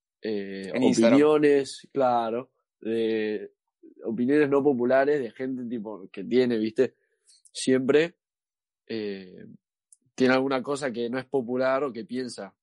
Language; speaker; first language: Spanish; native; Spanish